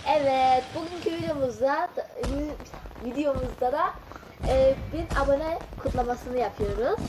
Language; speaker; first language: Turkish; early bilingual, heritage; Turkish